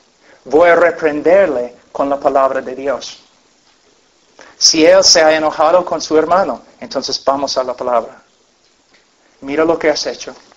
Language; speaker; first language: Spanish; non-native, fluent; English